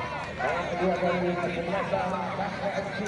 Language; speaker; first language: Indonesian; native; Indonesian